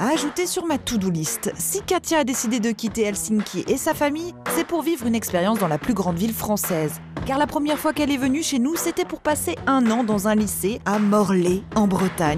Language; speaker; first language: French; native; French